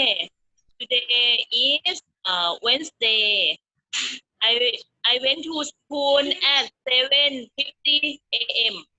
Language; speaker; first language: English; non-native, learner; Thai